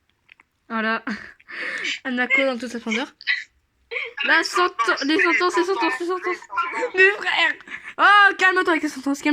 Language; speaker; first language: French; native; French